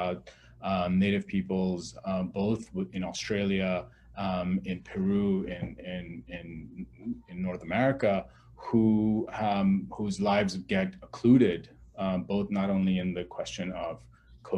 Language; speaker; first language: English; non-native, local second language; Urdu